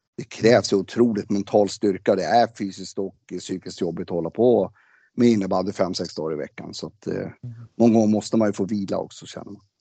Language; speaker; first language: Swedish; native; Swedish